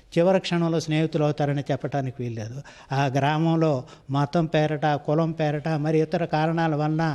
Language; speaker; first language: Telugu; native; Telugu